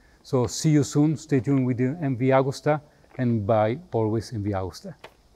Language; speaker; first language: English; non-native, fluent; Italian